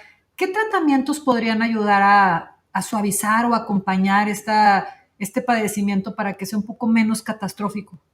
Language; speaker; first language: Spanish; native; Spanish